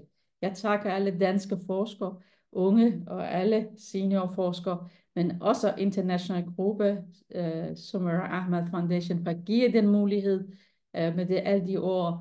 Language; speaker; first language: Danish; non-native, fluent; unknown